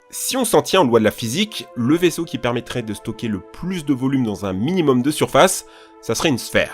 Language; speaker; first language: French; native; French